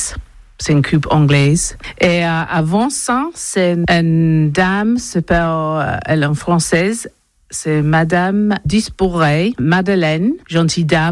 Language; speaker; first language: French; non-native, learner; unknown